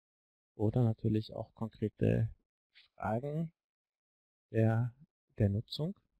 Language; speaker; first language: German; native; German